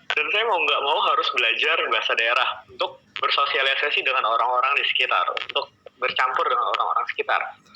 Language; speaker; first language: Indonesian; native; Indonesian